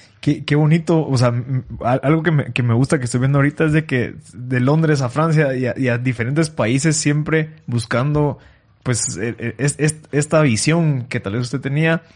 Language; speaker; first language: Spanish; native; Spanish